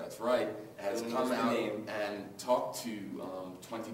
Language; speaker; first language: English; native; English